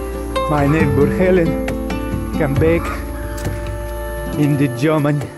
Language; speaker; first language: English; non-native, learner; Russian